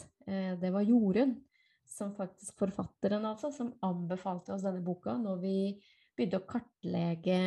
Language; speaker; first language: Norwegian; non-native, fluent; Spanish